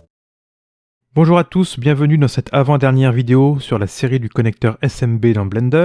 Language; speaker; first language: French; native; French